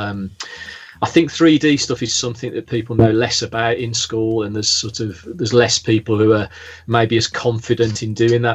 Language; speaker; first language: English; native; English